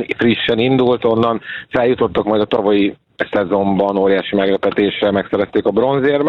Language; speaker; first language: Hungarian; native; Hungarian